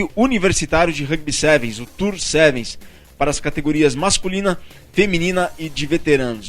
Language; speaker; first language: Portuguese; native; Portuguese